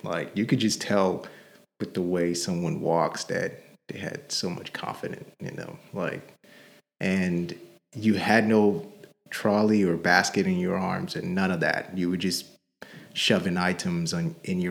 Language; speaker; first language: English; non-native, local second language; Yoruba